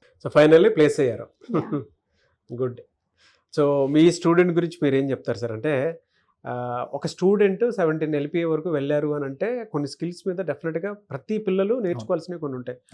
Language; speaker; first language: Telugu; native; Telugu